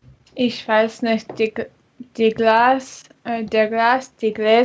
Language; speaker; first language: German; non-native, learner; English